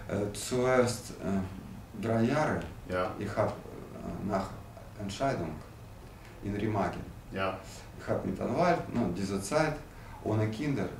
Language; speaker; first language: German; non-native, learner; Russian